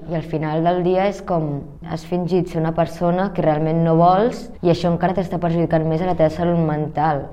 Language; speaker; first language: Catalan; early bilingual, other home language; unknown